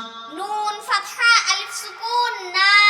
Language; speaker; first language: Arabic; non-native, learner; Bangla